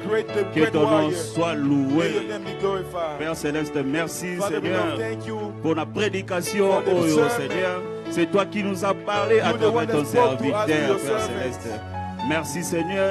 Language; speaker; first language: French; non-native, local second language; Lingala